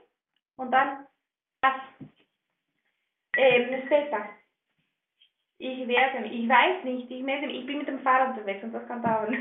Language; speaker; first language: German; non-native, fluent; Greek